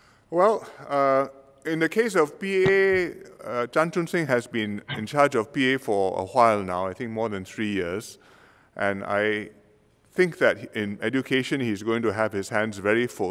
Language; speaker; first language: English; native; English